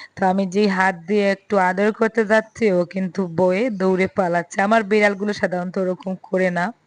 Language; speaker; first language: Bangla; native; Bangla